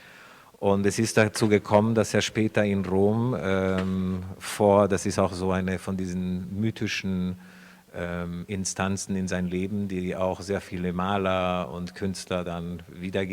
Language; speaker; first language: German; non-native, fluent; Spanish